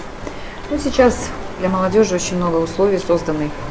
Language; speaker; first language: Russian; native; Russian